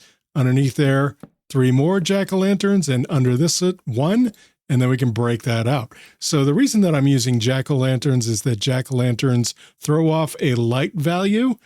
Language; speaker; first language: English; native; English